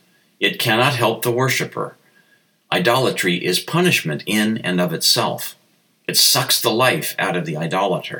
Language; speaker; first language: English; native; English